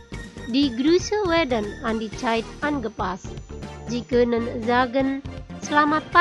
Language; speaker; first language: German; non-native, fluent; Indonesian